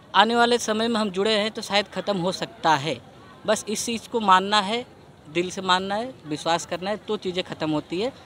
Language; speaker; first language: Hindi; native; Hindi